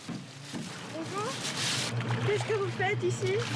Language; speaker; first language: French; non-native, fluent; Korean